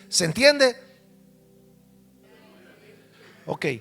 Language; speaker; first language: Spanish; native; Spanish